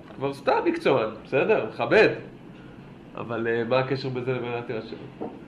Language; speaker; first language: Hebrew; native; Hebrew